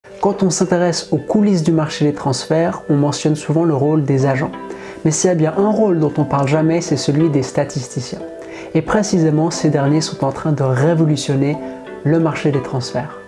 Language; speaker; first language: French; native; French